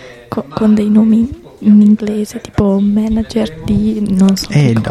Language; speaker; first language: Italian; native; Italian